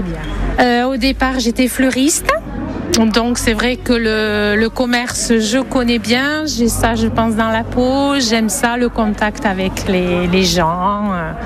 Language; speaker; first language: French; native; French